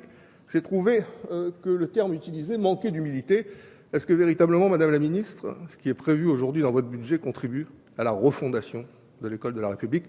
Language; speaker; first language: French; native; French